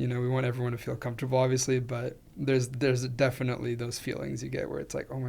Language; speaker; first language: English; non-native, fluent; Spanish